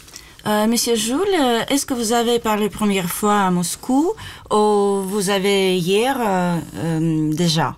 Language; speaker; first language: French; non-native, learner; Russian